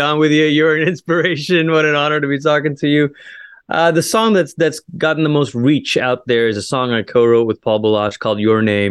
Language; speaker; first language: English; native; English